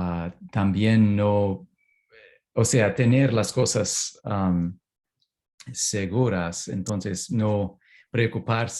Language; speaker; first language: Spanish; non-native, fluent; English